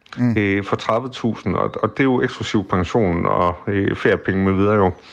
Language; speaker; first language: Danish; native; Danish